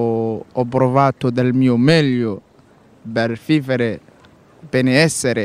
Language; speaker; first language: Italian; non-native, learner; Somali